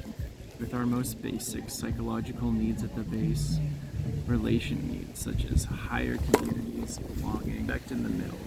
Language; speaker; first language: English; native; English